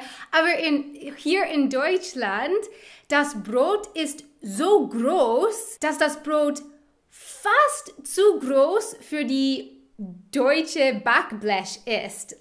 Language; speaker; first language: German; non-native, fluent; English